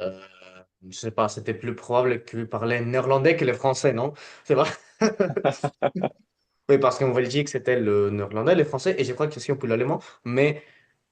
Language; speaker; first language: French; non-native, fluent; Spanish